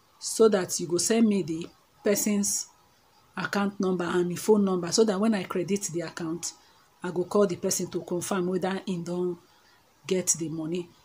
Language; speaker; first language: Nigerian Pidgin; non-native, local second language; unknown